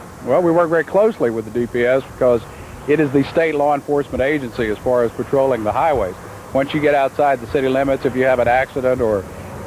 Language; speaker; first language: English; native; English